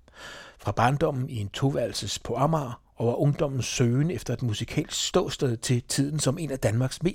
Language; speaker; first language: Danish; native; Danish